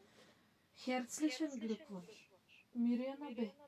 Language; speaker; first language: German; non-native, fluent; Macedonian